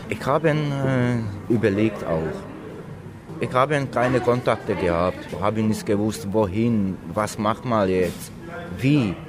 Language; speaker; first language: German; non-native, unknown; Slovak